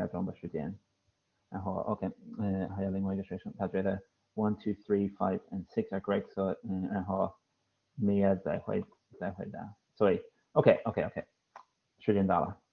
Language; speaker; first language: Chinese; non-native, fluent; English